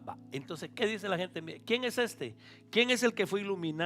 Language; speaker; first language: Spanish; native; Spanish